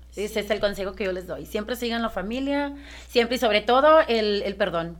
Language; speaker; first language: Spanish; native; Spanish